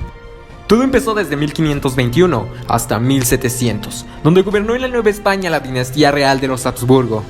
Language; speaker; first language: Spanish; native; Spanish